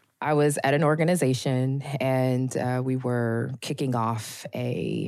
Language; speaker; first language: English; native; English